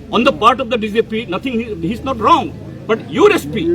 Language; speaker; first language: English; non-native, local second language; Bangla